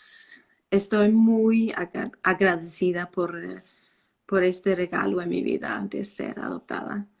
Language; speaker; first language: Spanish; non-native, fluent; Danish